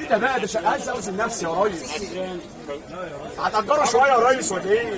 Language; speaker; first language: Arabic; native; Arabic